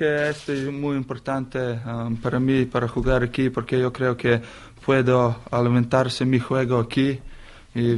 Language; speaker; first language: Spanish; non-native, learner; Slovenian